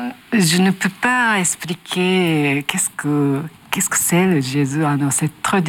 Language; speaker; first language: French; non-native, learner; Japanese